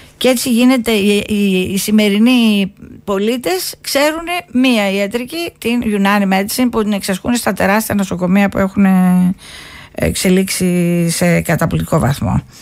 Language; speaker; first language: Greek; native; Greek